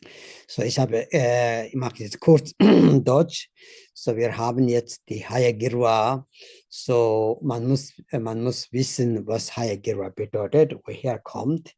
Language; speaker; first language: German; non-native, learner; Tibetan